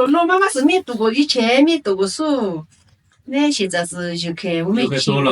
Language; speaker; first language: Chinese; non-native, local second language; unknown